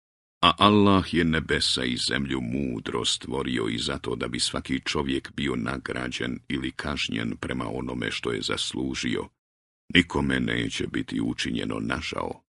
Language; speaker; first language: Croatian; native; Croatian